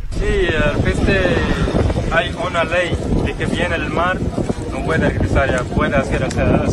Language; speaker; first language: Spanish; non-native, learner; Arabic